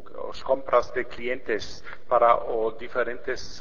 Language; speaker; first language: Portuguese; non-native, learner; German